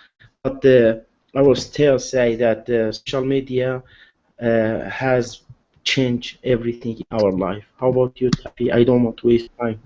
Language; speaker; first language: English; non-native, learner; Arabic